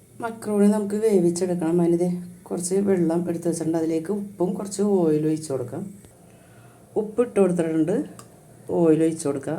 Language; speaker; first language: Malayalam; native; Malayalam